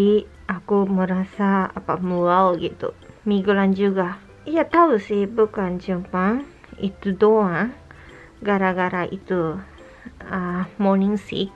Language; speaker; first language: Indonesian; non-native, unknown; Japanese